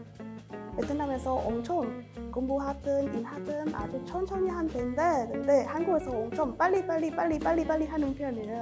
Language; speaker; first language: Korean; non-native, fluent; Vietnamese